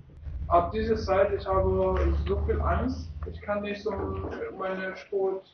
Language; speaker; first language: German; non-native, learner; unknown